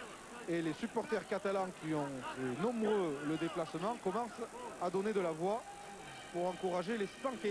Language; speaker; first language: French; native; French